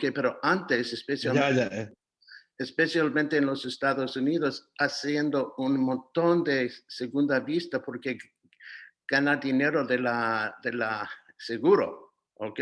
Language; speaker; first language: Spanish; non-native, fluent; English